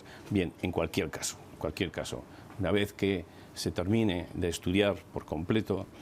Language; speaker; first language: Spanish; native; Spanish